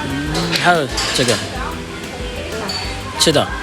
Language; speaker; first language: Chinese; non-native, learner; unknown